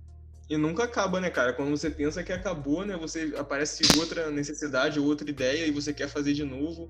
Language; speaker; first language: Portuguese; native; Portuguese